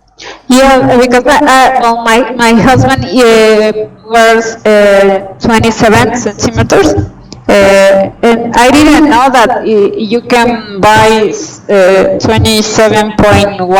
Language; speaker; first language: English; non-native, fluent; Spanish